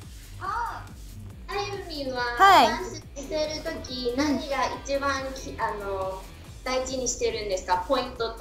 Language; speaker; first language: Japanese; non-native, fluent; Cantonese